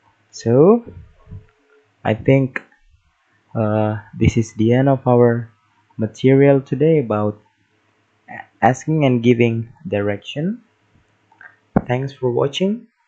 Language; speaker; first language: English; non-native, fluent; Indonesian